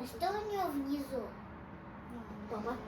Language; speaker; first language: Russian; early bilingual, other home language; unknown